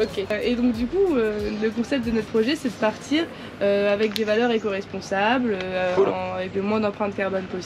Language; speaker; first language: French; native; French